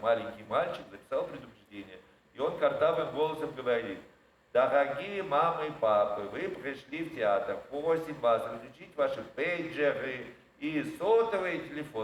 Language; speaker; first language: Russian; native; Russian